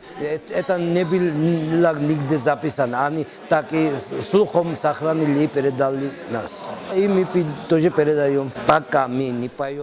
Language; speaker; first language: Russian; non-native, learner; Georgian